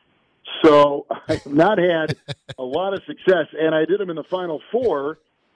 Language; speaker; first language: English; native; English